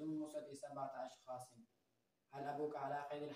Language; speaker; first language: Arabic; non-native, learner; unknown